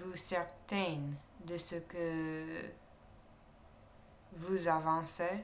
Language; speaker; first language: French; non-native, learner; English